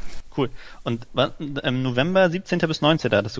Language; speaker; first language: German; native; German